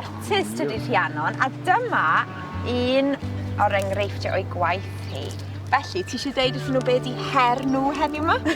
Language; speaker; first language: Welsh; native; Welsh